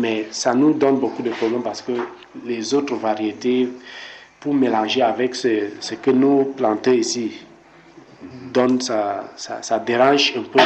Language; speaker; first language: French; non-native, local second language; English